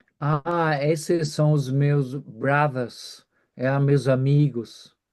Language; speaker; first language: Portuguese; non-native, fluent; German